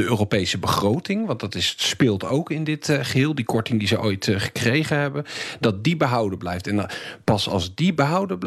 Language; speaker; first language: Dutch; native; Dutch